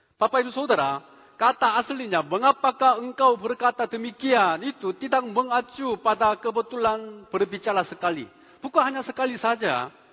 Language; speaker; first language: Indonesian; non-native, fluent; Korean